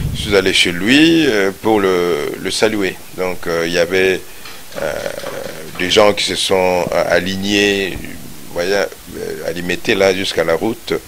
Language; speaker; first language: French; non-native, local second language; Lingala